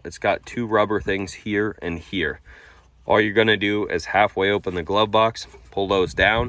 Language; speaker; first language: English; native; English